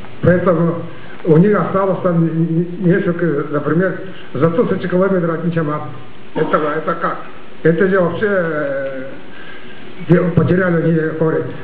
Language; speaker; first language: Russian; non-native, local second language; Tuvinian